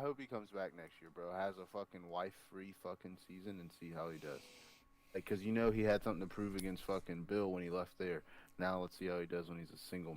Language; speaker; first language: English; native; English